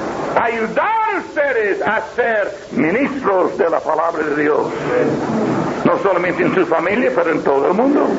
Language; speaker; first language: Spanish; non-native, learner; English